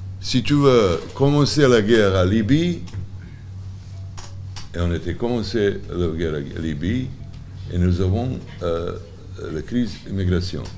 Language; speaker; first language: French; non-native, learner; Serbian